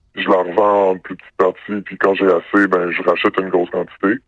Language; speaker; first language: French; native; French